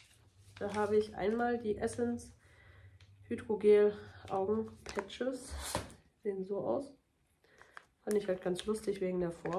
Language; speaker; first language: German; native; German